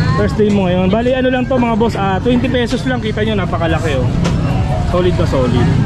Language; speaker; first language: Filipino; native; Filipino